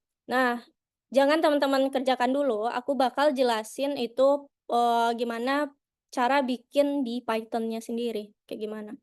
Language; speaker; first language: Indonesian; native; Indonesian